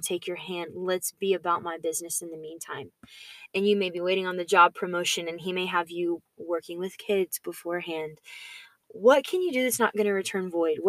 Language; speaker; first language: English; native; English